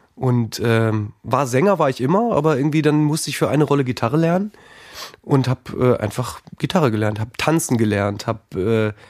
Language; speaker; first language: German; native; German